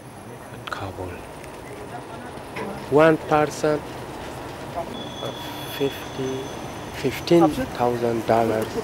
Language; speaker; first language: English; non-native, learner; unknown